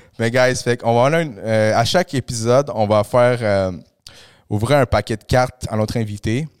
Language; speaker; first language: French; early bilingual, other home language; Spanish